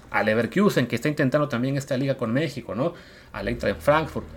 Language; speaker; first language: Spanish; native; Spanish